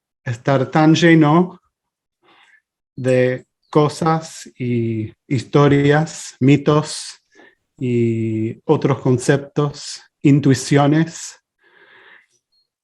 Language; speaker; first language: Spanish; non-native, fluent; English